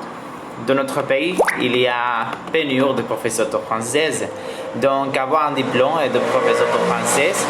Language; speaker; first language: French; non-native, learner; Spanish